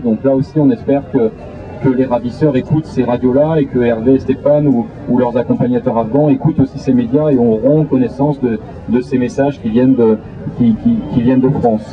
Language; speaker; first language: French; native; French